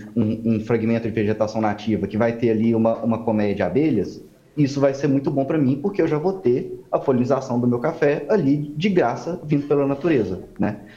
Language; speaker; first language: Portuguese; native; Portuguese